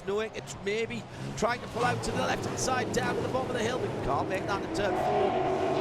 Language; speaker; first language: English; native; English